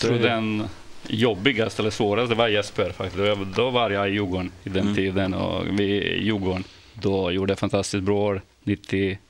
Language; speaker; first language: Swedish; non-native, fluent; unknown